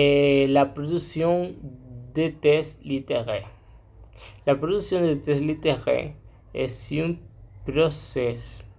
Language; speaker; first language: French; non-native, learner; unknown